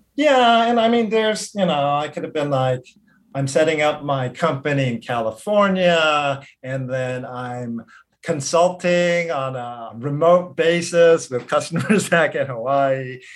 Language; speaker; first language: English; native; English